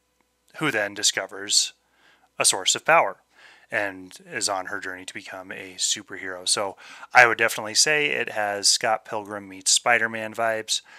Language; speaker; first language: English; native; English